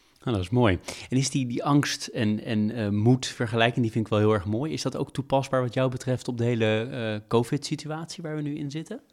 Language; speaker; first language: Dutch; native; Dutch